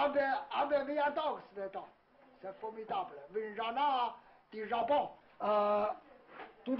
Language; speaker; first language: French; non-native, learner; Chinese